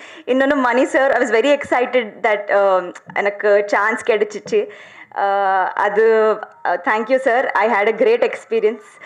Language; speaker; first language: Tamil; non-native, learner; Telugu